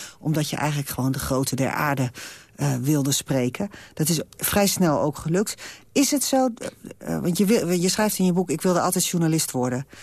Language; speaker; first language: Dutch; native; Dutch